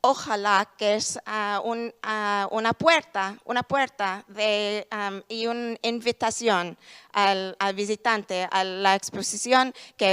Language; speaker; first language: Spanish; non-native, learner; English